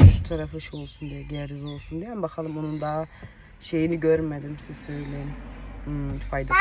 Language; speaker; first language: Turkish; early bilingual, heritage; Turkish